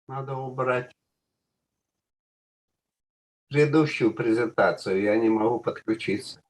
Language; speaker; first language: Russian; native; Russian